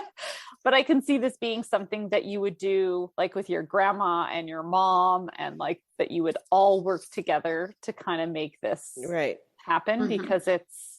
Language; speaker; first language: English; native; English